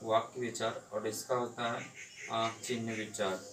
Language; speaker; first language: Hindi; native; Hindi